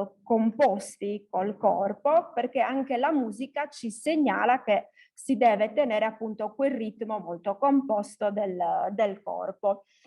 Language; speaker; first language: Italian; native; Italian